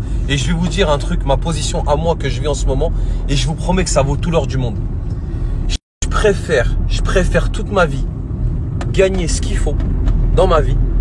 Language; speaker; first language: French; native; French